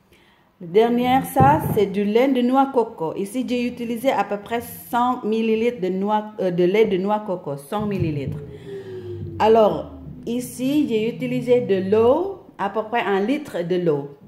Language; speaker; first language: French; non-native, fluent; Indonesian